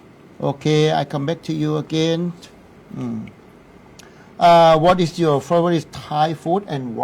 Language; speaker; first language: English; non-native, learner; Thai